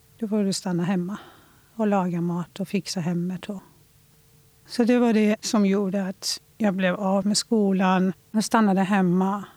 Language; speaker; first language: Swedish; non-native, fluent; Persian